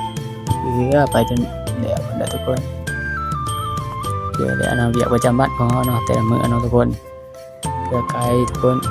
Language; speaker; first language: Thai; non-native, local second language; Northeastern Thai